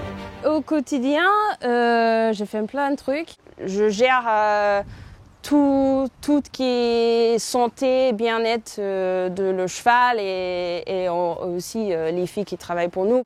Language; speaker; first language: French; non-native, fluent; English